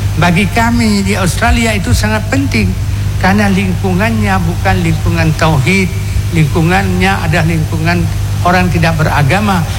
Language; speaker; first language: Indonesian; non-native, local second language; Achinese